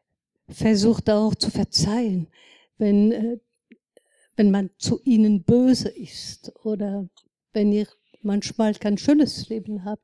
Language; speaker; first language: German; non-native, fluent; French